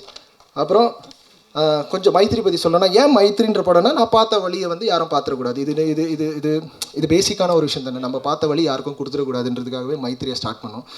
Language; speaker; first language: Tamil; native; Tamil